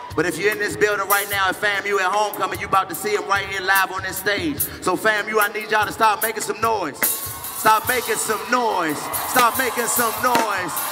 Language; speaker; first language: English; native; English